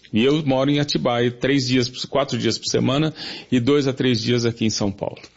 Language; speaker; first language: Portuguese; native; Portuguese